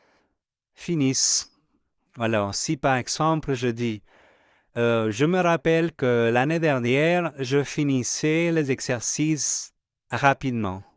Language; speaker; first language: French; non-native, fluent; Spanish